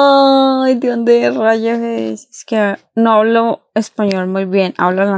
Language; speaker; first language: Spanish; native; Spanish